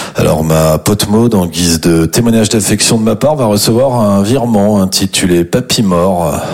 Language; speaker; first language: French; native; French